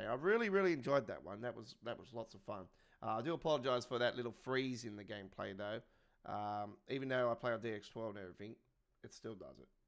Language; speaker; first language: English; native; English